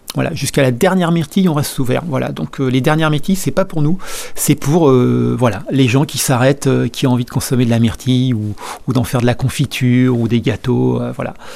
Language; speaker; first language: French; native; French